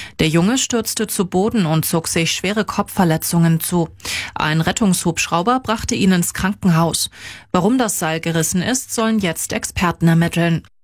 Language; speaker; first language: German; native; German